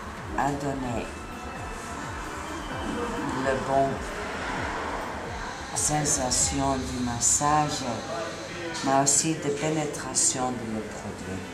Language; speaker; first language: French; non-native, learner; Italian